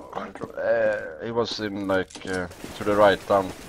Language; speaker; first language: English; non-native, fluent; Swedish